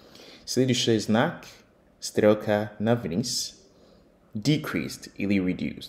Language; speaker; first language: Russian; non-native, fluent; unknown